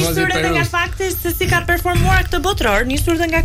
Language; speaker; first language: Albanian; native; Albanian